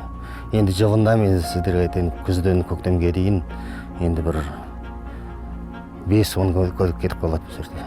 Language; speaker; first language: Kazakh; native; Kazakh